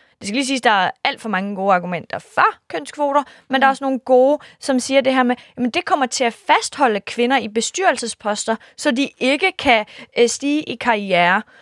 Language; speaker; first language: Danish; early bilingual, other home language; Kurdish